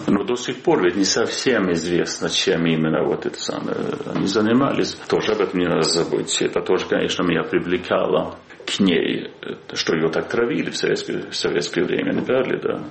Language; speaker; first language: Russian; non-native, fluent; Swedish